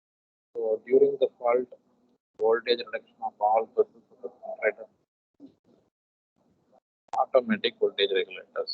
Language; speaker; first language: English; non-native, local second language; Tamil